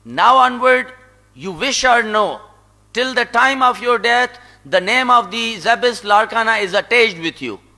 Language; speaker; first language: English; non-native, local second language; Sindhi